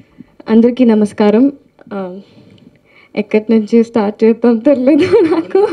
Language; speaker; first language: Telugu; non-native, learner; Tamil